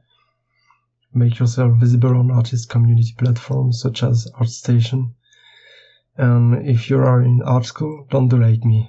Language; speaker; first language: English; non-native, fluent; French